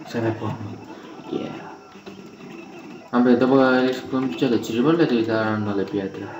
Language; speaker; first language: Italian; native; Italian